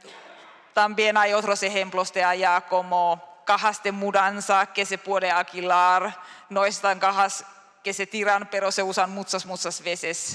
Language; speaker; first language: Spanish; non-native, learner; Finnish